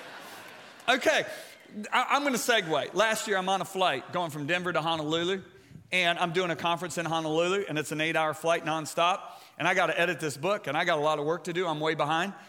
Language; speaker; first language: English; native; English